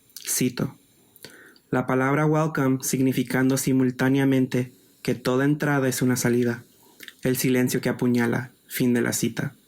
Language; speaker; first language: Spanish; early bilingual, other home language; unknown